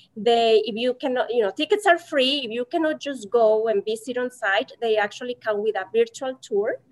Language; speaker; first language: English; non-native, fluent; Spanish